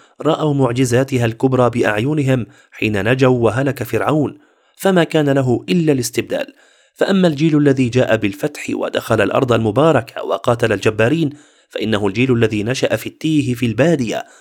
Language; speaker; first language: Arabic; native; Arabic